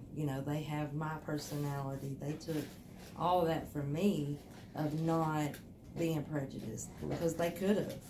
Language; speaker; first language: English; native; English